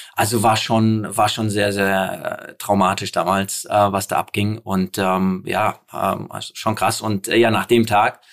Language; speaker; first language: German; early bilingual, other home language; Polish